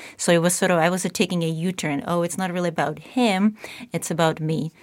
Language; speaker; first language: English; non-native, fluent; Czech